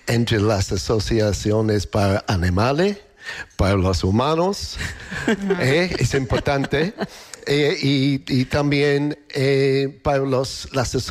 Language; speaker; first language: Spanish; non-native, fluent; English